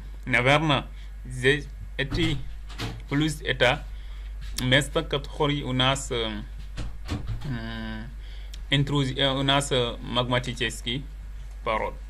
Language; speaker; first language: Russian; non-native, learner; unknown